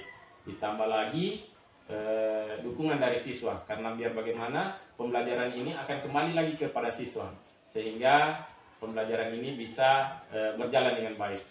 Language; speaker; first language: Indonesian; native; Indonesian